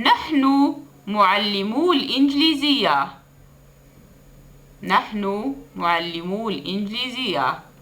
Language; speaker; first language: Arabic; native; Arabic